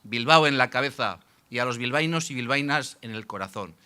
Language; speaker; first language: Spanish; native; Spanish